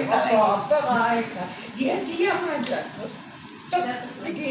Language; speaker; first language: Indonesian; non-native, fluent; German